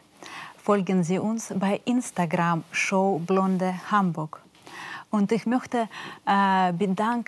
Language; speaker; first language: German; non-native, learner; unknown